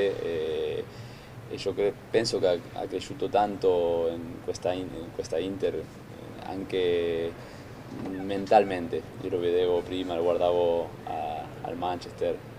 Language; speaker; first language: Italian; non-native, fluent; Spanish